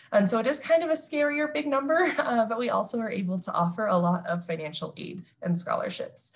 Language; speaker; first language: English; native; English